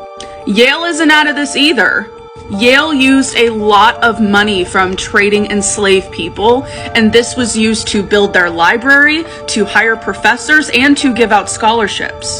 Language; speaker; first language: English; native; English